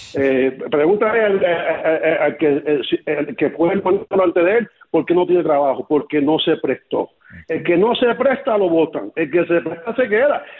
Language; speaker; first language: Spanish; early bilingual, other home language; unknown